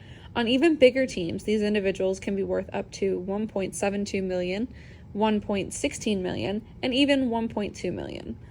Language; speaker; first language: English; native; English